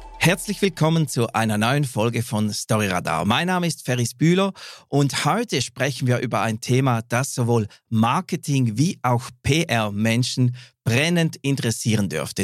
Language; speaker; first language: German; native; German